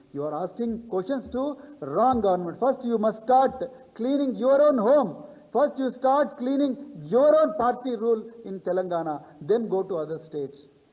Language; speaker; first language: English; non-native, local second language; Telugu